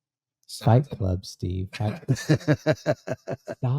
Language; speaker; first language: English; native; English